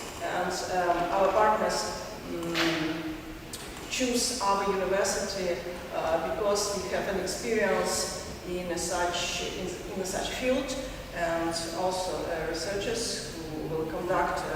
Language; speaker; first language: English; non-native, learner; Ukrainian